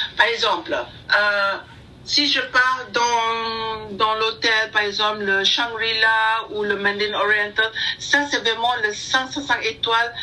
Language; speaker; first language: French; non-native, learner; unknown